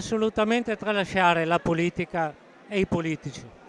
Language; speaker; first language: Italian; native; Italian